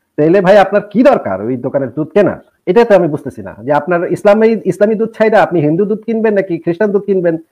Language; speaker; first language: Bangla; native; Bangla